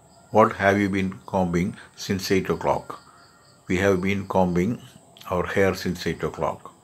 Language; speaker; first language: English; non-native, local second language; Malayalam